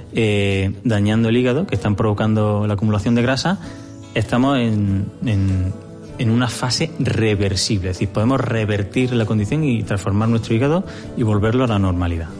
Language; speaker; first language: Spanish; native; Spanish